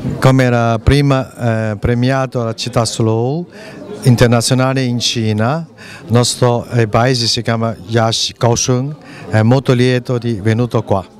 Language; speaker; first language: Italian; non-native, learner; Chinese